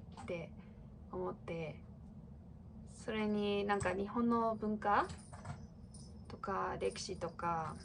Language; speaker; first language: Japanese; non-native, fluent; English